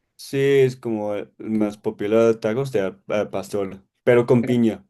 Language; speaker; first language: Spanish; non-native, learner; English